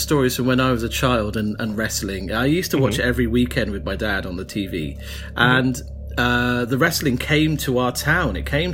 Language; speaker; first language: English; native; English